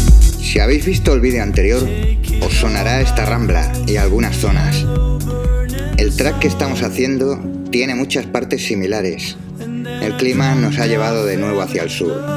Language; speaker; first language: Spanish; native; Spanish